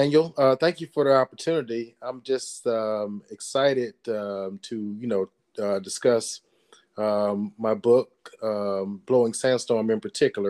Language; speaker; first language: English; native; English